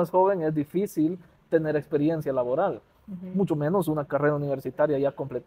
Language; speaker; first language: Spanish; native; Spanish